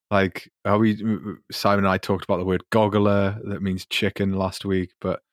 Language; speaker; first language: English; native; English